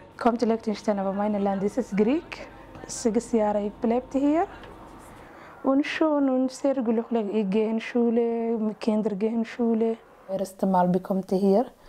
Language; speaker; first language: German; non-native, learner; Somali